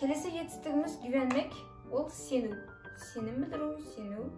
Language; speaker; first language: Turkish; non-native, fluent; Kazakh